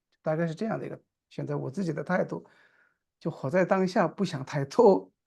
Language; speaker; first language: Chinese; non-native, local second language; Tibetan